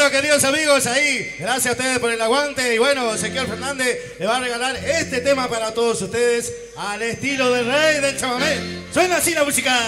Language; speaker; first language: Spanish; native; Spanish